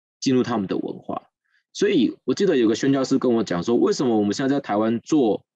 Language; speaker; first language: Chinese; native; Chinese